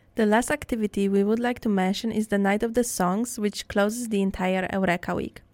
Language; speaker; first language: English; non-native, fluent; Polish